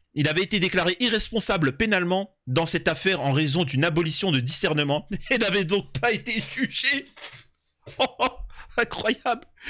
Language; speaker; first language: French; early bilingual, other home language; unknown